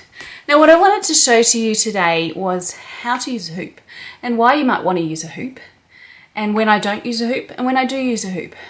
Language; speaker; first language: English; native; English